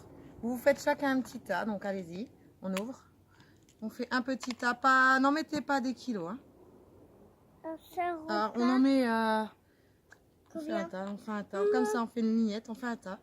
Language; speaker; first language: French; native; French